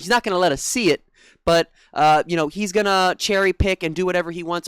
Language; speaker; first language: English; native; English